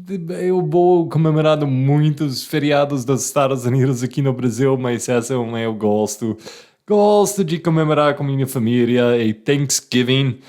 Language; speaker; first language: Portuguese; non-native, fluent; English